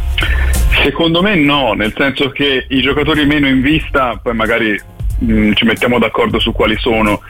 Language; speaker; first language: Italian; native; Italian